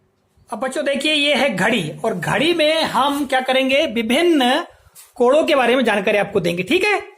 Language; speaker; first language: Hindi; native; Hindi